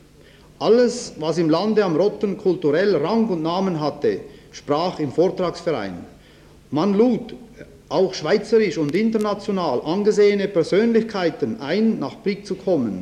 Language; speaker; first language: German; native; German